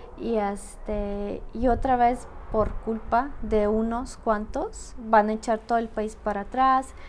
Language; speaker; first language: Spanish; non-native, fluent; Russian